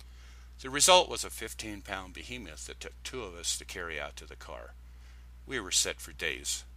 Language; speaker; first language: English; native; English